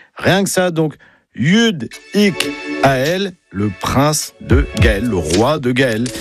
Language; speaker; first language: French; native; French